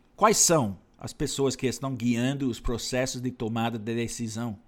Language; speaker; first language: Portuguese; non-native, fluent; English